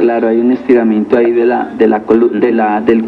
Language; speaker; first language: Spanish; native; Spanish